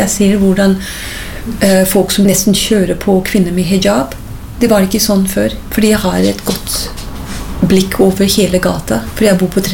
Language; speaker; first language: Norwegian; non-native, fluent; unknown